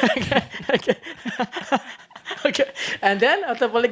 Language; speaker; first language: English; non-native, learner; Indonesian